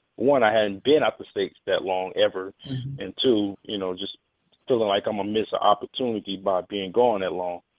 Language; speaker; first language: English; native; English